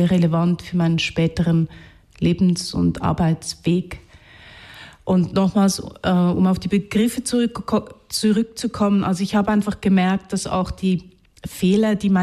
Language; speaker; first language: German; non-native, fluent; Hungarian